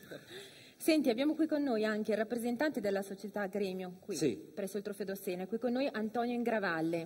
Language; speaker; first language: Italian; native; Italian